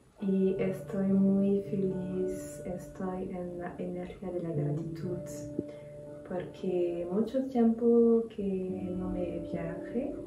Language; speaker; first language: Spanish; non-native, learner; French